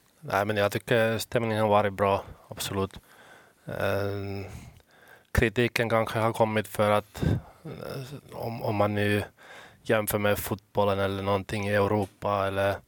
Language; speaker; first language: Swedish; non-native, local second language; Finnish